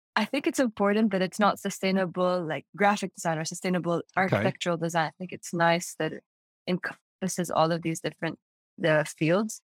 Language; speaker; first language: English; non-native, fluent; Arabic